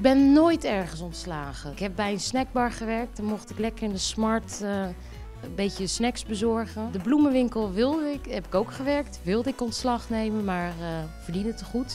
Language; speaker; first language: Dutch; native; Dutch